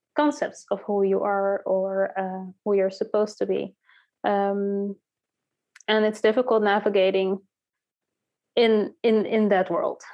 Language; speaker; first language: English; early bilingual, heritage; Dutch